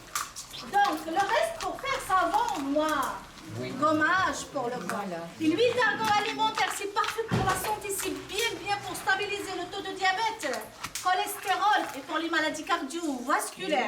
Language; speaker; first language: French; non-native, local second language; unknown